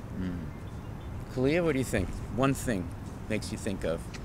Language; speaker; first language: English; native; English